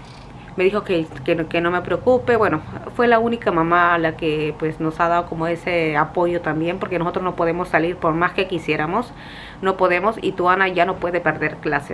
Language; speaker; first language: Spanish; native; Spanish